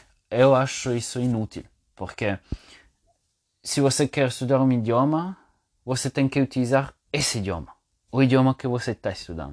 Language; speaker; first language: Portuguese; non-native, fluent; Italian